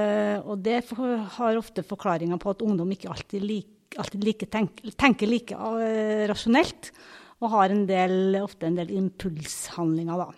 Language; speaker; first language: Norwegian; native; Norwegian